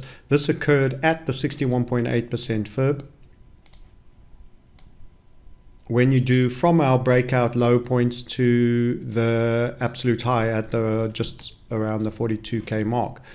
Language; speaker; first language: English; native; English